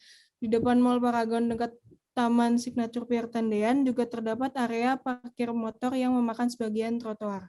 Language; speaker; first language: Indonesian; native; Indonesian